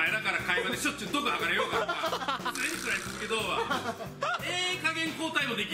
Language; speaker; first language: Japanese; native; Japanese